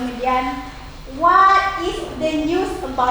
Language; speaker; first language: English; non-native, learner; Indonesian